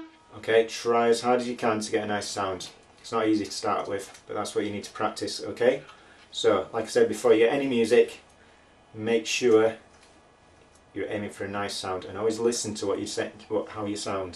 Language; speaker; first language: English; native; English